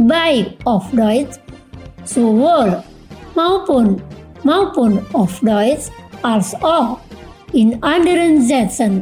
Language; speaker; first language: German; non-native, fluent; Indonesian